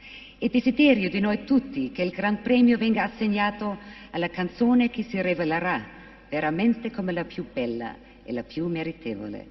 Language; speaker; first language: Italian; non-native, learner; German